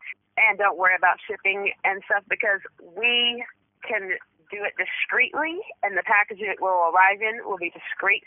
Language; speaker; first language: English; native; English